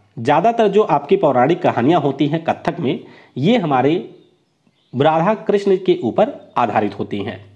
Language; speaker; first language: Hindi; native; Hindi